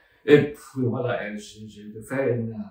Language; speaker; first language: French; non-native, fluent; Vietnamese